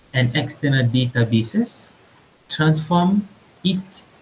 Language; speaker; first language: English; non-native, local second language; Malay